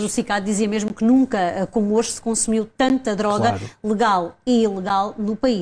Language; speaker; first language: Portuguese; native; Portuguese